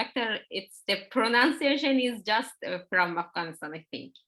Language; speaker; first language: English; non-native, learner; Persian